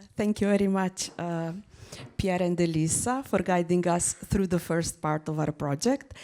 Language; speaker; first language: English; non-native, fluent; Slovenian